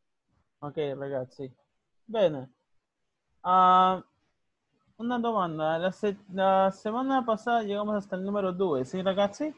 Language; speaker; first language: Italian; non-native, learner; Spanish